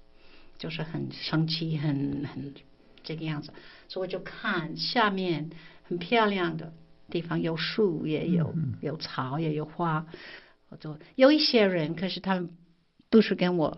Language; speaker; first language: Chinese; non-native, fluent; English